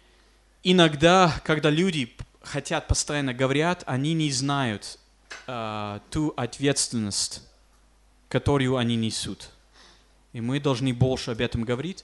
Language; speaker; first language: Russian; non-native, fluent; English